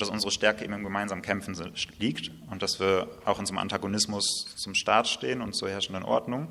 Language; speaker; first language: German; native; German